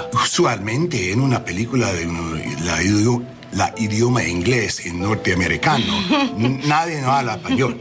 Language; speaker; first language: Spanish; non-native, learner; English